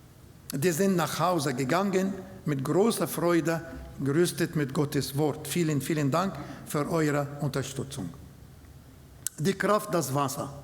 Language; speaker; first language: German; non-native, learner; Arabic